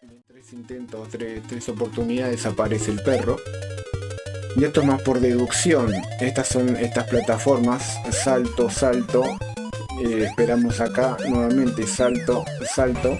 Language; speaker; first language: Spanish; native; Spanish